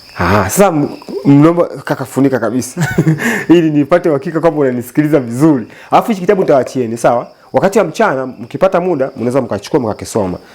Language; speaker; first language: Swahili; native; Swahili